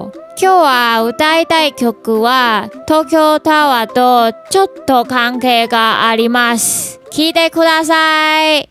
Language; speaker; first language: Japanese; non-native, learner; Chinese